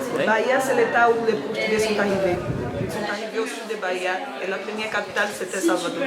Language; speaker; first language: French; non-native, learner; Portuguese